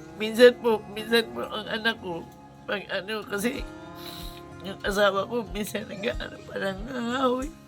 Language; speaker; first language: Filipino; native; Filipino